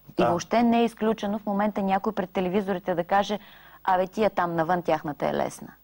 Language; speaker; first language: Bulgarian; native; Bulgarian